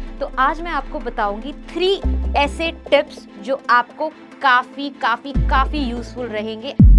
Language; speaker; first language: Hindi; non-native, local second language; Bhojpuri